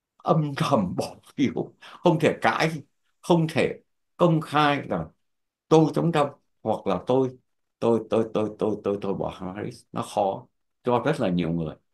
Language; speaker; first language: Vietnamese; native; Vietnamese